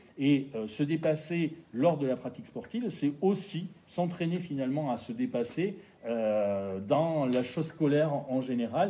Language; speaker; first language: French; native; French